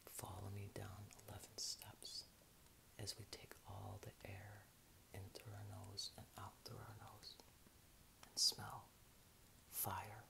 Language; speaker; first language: English; native; English